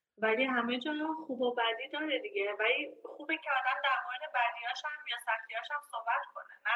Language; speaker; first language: Persian; early bilingual, heritage; Persian